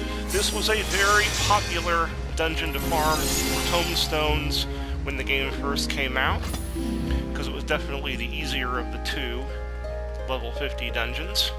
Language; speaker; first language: English; native; English